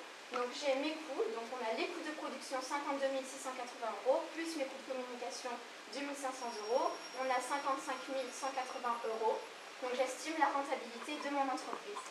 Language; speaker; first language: French; native; French